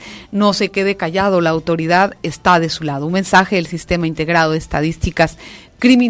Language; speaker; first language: Spanish; native; Spanish